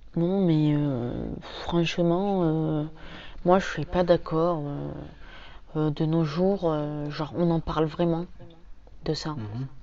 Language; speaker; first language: French; native; French